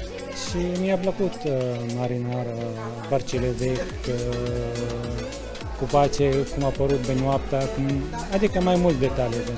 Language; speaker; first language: Romanian; non-native, fluent; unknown